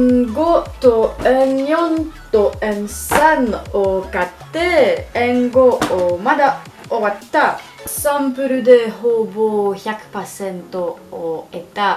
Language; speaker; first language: Japanese; non-native, learner; French